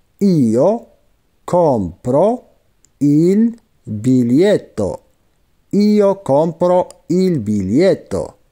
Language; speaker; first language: Italian; non-native, fluent; Arabic